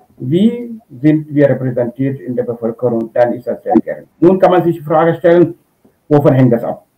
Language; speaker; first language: German; non-native, fluent; Wolof